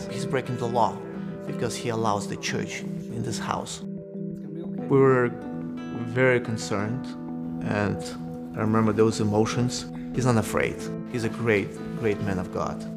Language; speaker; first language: English; non-native, fluent; Russian